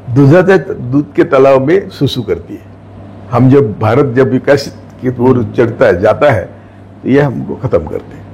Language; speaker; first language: Hindi; non-native, local second language; Marathi